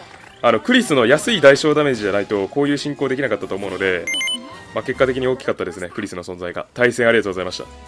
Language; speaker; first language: Japanese; native; Japanese